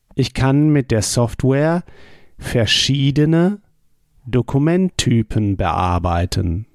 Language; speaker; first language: German; native; German